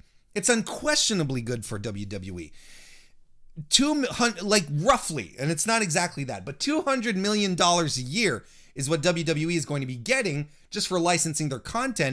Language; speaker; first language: English; native; English